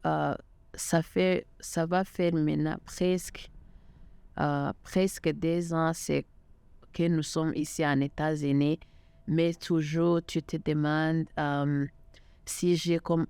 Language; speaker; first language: French; non-native, local second language; Kinyarwanda